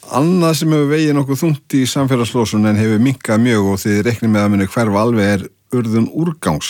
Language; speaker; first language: Icelandic; native; Icelandic